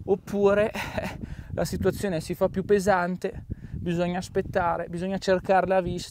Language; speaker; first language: Italian; native; Italian